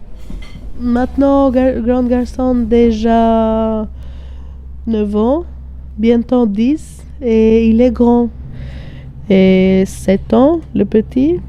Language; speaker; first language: French; non-native, learner; Albanian